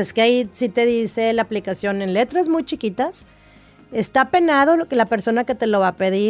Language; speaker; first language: Spanish; native; Spanish